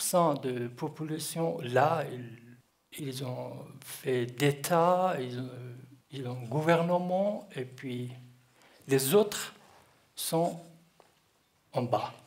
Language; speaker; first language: French; non-native, learner; Kurdish